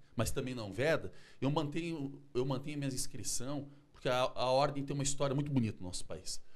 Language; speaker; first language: Portuguese; native; Portuguese